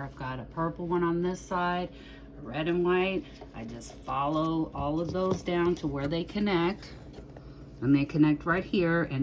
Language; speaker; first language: English; native; English